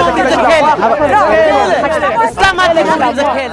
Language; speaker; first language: Hebrew; non-native, fluent; Tigrinya